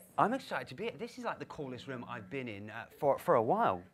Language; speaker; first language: English; native; English